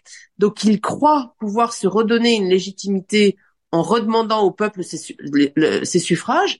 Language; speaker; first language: French; native; French